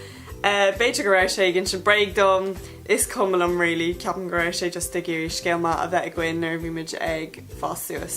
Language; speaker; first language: Irish; non-native, local second language; English